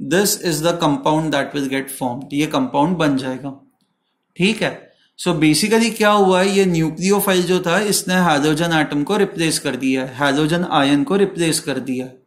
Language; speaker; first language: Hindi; non-native, local second language; Marathi